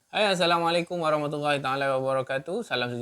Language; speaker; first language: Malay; native; Malay